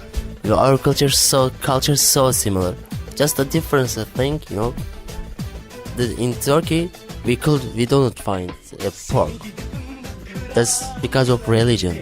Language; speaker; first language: English; non-native, learner; Turkish